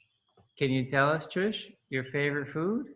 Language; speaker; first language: English; non-native, fluent; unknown